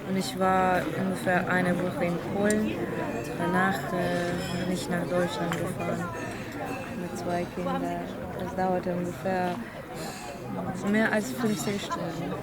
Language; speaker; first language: German; non-native, learner; Ukrainian